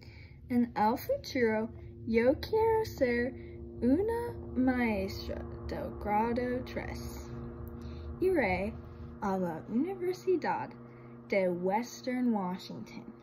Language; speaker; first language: Spanish; non-native, learner; English